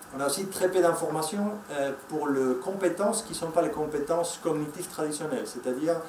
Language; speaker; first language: French; non-native, fluent; Spanish